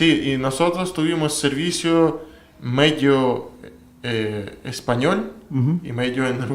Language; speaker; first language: Spanish; non-native, learner; Russian